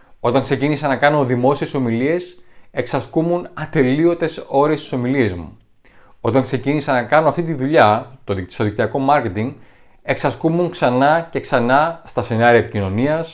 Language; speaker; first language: Greek; native; Greek